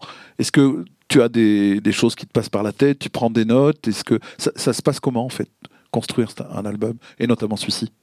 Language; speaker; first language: French; native; French